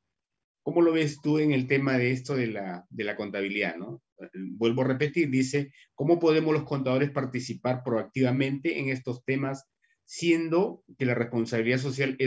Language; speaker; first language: Spanish; native; Spanish